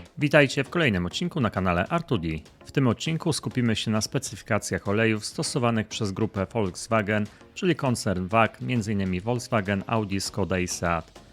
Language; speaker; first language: Polish; native; Polish